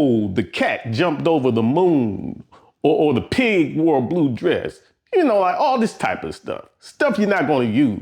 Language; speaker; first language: English; native; English